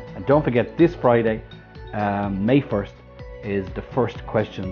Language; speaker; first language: English; native; English